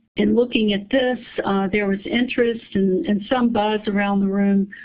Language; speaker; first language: English; native; English